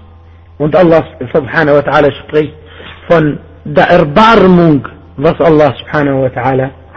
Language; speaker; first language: German; non-native, fluent; Arabic